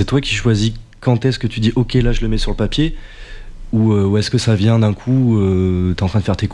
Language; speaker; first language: French; native; French